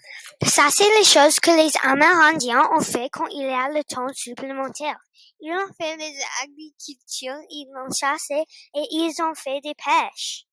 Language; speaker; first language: French; non-native, learner; English